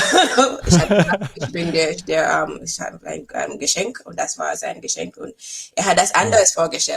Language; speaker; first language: German; non-native, fluent; English